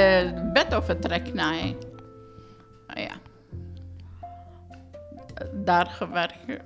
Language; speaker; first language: Dutch; non-native, learner; Turkish